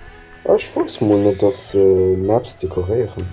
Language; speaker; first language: German; non-native, local second language; Luxembourgish